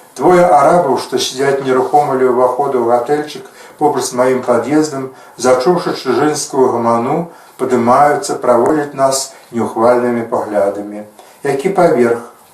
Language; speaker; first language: Belarusian; native; Belarusian